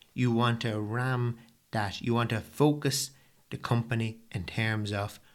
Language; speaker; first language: English; native; English